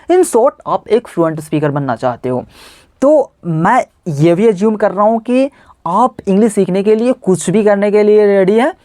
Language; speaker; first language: Hindi; native; Hindi